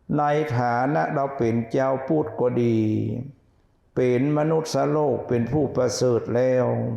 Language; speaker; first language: Thai; native; Thai